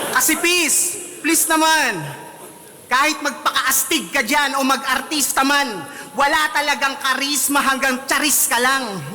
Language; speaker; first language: Filipino; native; Filipino